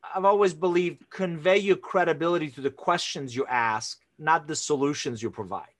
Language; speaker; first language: English; non-native, fluent; Persian